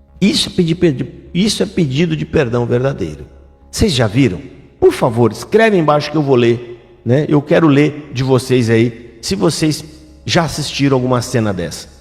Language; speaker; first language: Portuguese; native; Portuguese